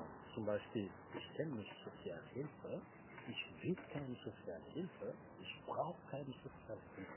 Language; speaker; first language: German; non-native, fluent; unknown